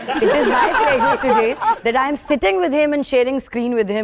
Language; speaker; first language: English; non-native, local second language; Urdu